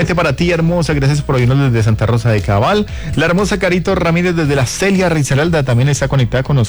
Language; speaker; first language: Spanish; native; Spanish